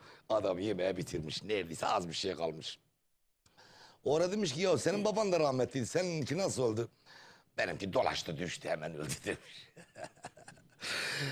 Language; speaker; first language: Turkish; native; Turkish